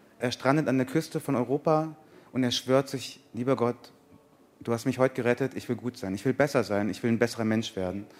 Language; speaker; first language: German; early bilingual, other home language; Persian